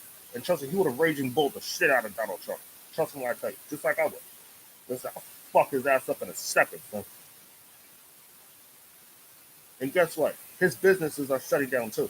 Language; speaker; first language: English; native; English